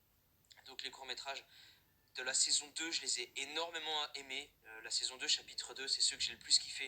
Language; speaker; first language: French; native; French